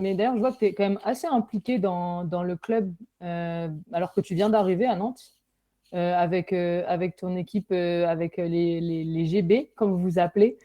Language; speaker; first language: French; native; French